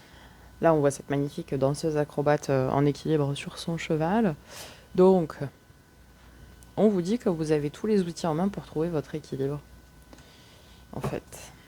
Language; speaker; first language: French; native; French